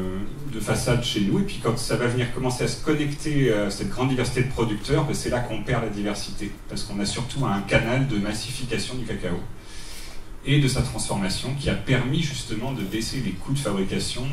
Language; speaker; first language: French; native; French